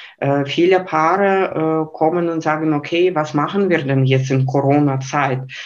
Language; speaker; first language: German; non-native, fluent; Lithuanian